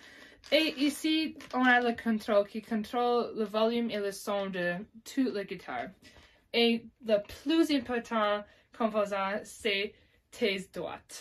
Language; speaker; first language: French; non-native, learner; English